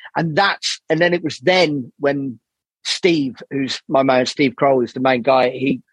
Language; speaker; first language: English; native; English